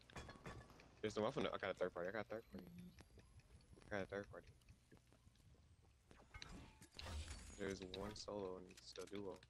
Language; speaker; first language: English; native; English